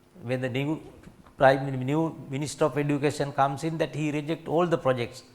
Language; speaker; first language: English; non-native, local second language; Sinhala